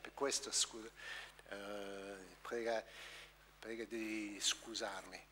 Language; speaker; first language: Italian; non-native, fluent; English